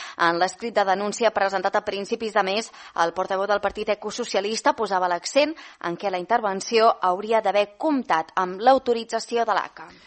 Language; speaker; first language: Catalan; native; Catalan